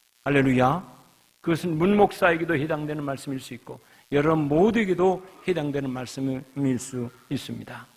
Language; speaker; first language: Korean; native; Korean